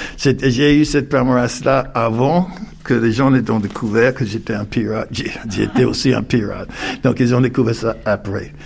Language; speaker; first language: French; non-native, fluent; English